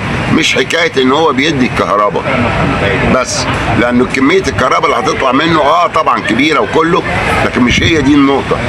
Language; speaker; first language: Arabic; native; Arabic